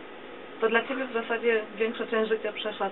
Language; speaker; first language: Polish; native; Polish